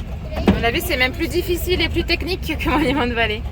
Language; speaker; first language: French; native; French